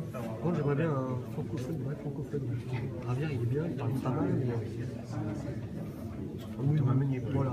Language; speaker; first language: French; native; French